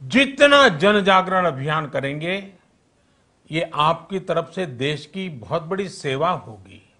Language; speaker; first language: Hindi; non-native, local second language; Gujarati